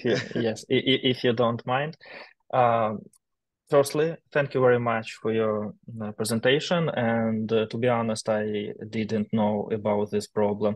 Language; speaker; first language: English; non-native, learner; Ukrainian